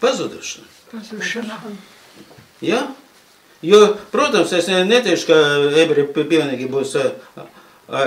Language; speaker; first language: Latvian; non-native, local second language; Russian